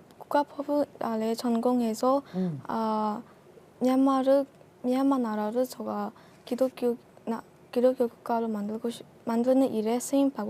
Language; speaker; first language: Korean; non-native, learner; Burmese